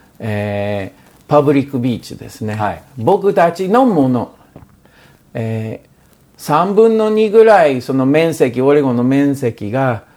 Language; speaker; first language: Japanese; non-native, fluent; English